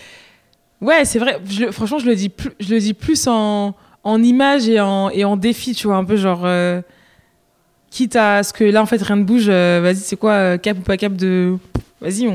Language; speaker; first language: French; native; French